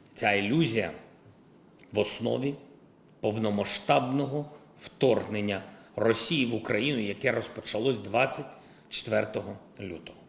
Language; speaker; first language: Ukrainian; non-native, local second language; Russian